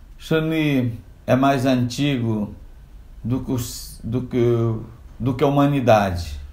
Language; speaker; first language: Portuguese; non-native, local second language; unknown